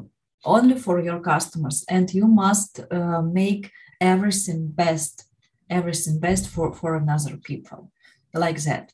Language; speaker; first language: English; non-native, learner; Ukrainian